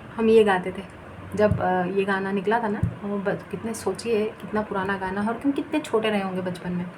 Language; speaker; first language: Hindi; non-native, local second language; Bangla